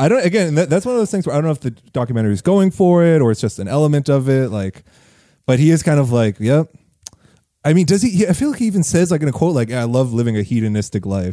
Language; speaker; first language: English; native; English